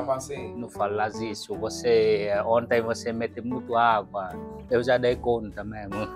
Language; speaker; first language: Portuguese; non-native, learner; Vietnamese